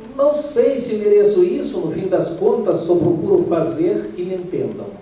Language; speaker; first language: Portuguese; non-native, fluent; Russian